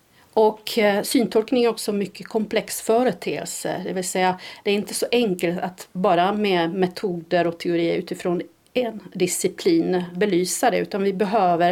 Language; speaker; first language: Swedish; non-native, fluent; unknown